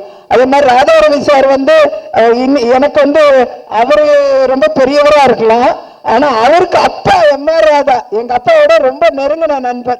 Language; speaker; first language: Tamil; native; Tamil